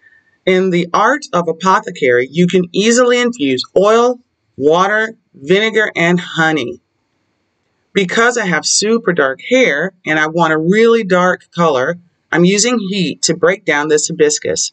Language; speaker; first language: English; native; English